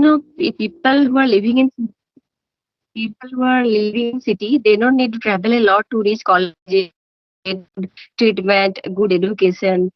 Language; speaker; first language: English; non-native, learner; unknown